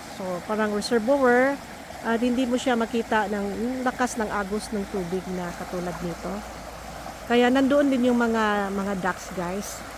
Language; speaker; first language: Filipino; non-native, local second language; Cebuano